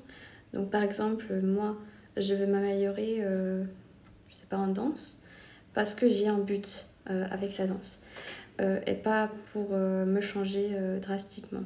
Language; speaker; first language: French; non-native, fluent; Hungarian